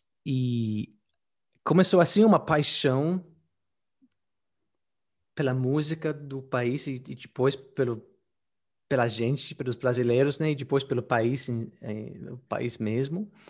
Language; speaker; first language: Portuguese; non-native, fluent; English